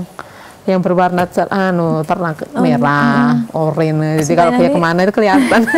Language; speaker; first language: Indonesian; native; Indonesian